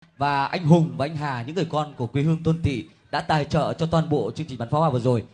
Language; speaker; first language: Vietnamese; native; Vietnamese